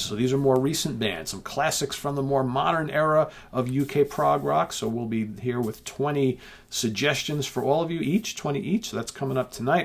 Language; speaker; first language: English; native; English